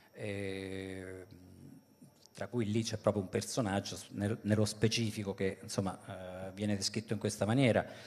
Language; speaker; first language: Italian; native; Italian